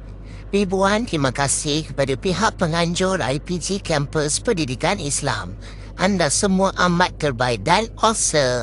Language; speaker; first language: Malay; native; Malay